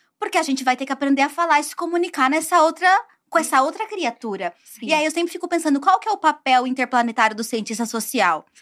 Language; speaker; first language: Portuguese; native; Portuguese